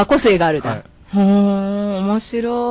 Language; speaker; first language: Japanese; native; Japanese